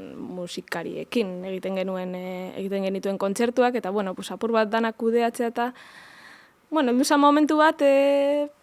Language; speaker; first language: Basque; native; Basque